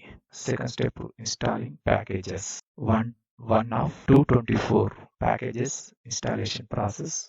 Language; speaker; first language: English; non-native, learner; Telugu